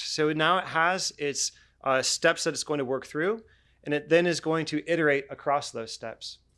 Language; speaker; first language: English; native; English